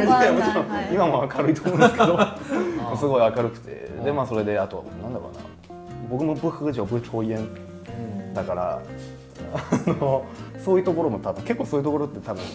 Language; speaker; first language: Japanese; native; Japanese